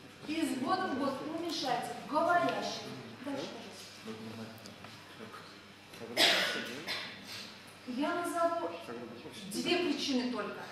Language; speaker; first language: Russian; non-native, local second language; Chuvash